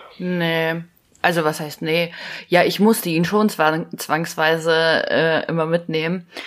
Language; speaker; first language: German; early bilingual, other home language; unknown